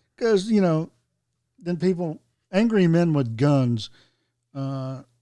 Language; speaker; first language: English; native; English